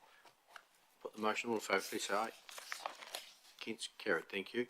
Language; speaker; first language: English; native; English